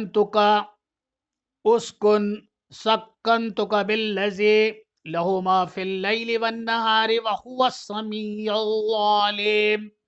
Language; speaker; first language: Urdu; native; Urdu